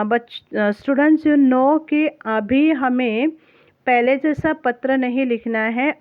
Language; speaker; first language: Hindi; non-native, local second language; Marathi